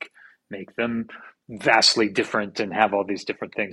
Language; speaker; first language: English; native; English